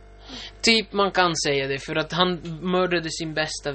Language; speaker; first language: Swedish; non-native, local second language; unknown